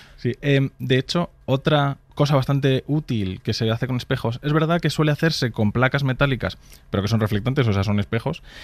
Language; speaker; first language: Spanish; native; Spanish